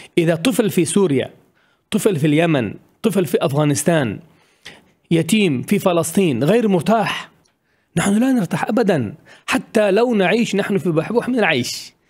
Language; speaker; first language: Arabic; non-native, fluent; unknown